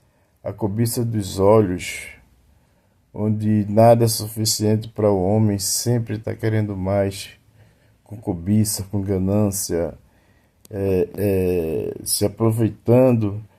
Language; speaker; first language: Portuguese; native; Portuguese